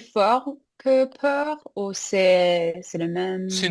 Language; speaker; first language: French; non-native, fluent; English